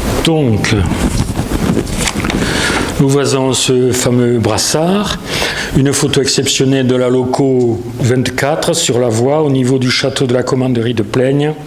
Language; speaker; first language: French; native; French